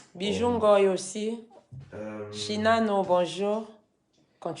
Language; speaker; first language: French; non-native, fluent; Lingala